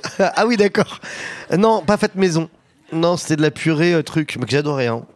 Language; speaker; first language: French; native; French